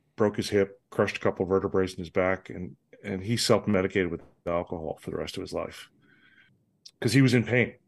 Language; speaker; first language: English; native; English